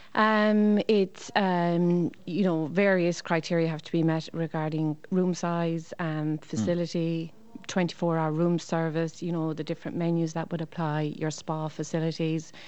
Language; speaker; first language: English; native; English